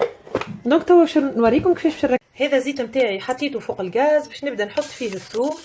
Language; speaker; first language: Arabic; native; Arabic